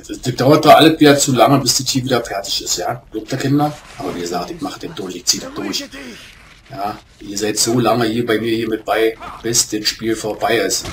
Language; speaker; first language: German; native; German